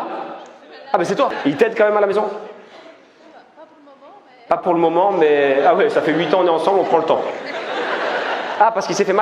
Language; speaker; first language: French; native; French